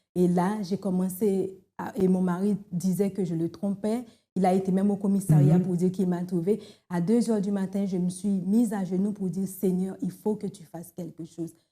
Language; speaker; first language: French; non-native, local second language; Haitian Creole